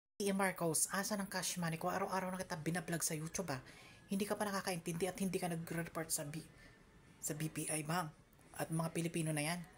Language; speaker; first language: Filipino; non-native, local second language; Cebuano